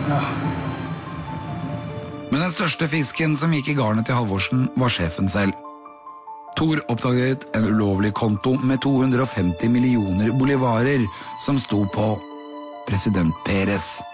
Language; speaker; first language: Norwegian; native; Norwegian